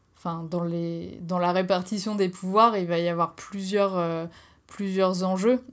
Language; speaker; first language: French; native; French